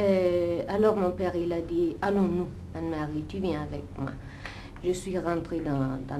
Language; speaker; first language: French; non-native, fluent; Italian